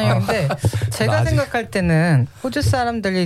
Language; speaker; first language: Korean; native; Korean